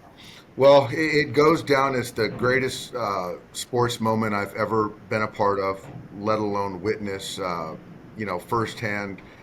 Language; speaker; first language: English; native; English